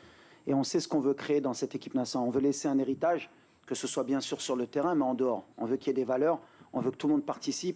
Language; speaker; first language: French; native; French